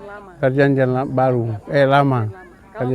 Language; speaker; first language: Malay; non-native, local second language; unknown